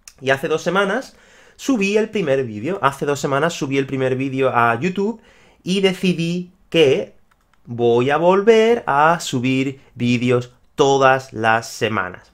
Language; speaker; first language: Spanish; native; Spanish